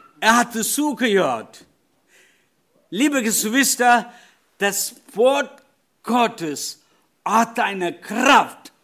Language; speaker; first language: German; non-native, learner; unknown